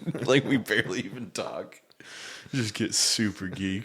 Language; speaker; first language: English; native; English